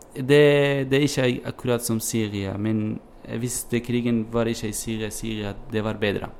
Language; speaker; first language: Norwegian; non-native, learner; Kurdish